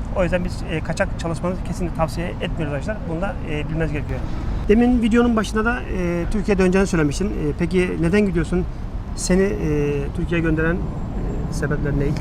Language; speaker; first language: Turkish; native; Turkish